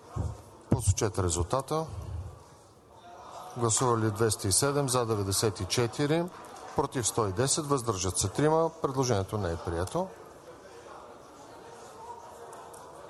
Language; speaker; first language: Bulgarian; native; Bulgarian